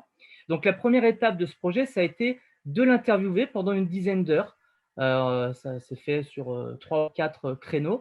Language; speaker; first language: French; native; French